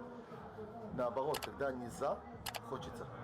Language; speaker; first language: Russian; non-native, learner; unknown